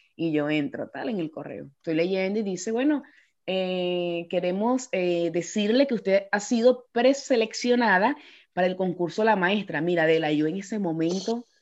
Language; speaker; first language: Spanish; native; Spanish